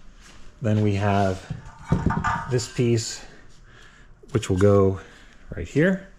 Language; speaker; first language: English; native; English